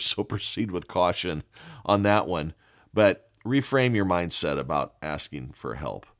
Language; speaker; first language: English; native; English